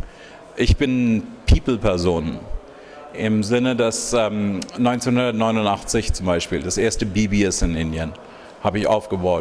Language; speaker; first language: German; non-native, fluent; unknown